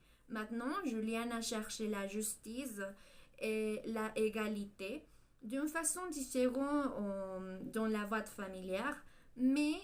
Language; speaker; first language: French; non-native, learner; Spanish